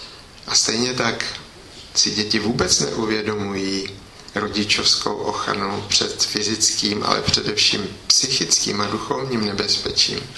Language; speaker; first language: Czech; native; Czech